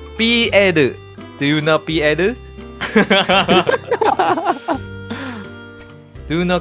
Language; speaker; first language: English; non-native, learner; Chinese